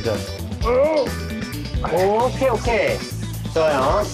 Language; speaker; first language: Korean; native; Korean